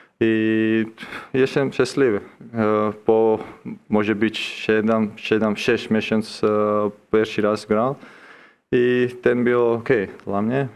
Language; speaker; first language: Polish; non-native, learner; Georgian